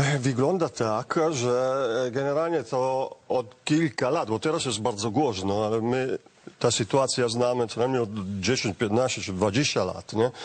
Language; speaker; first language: Polish; non-native, learner; Italian